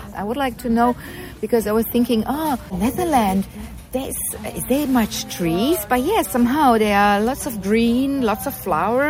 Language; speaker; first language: English; non-native, fluent; German